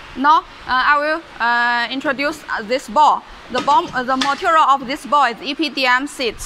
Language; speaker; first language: English; non-native, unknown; Chinese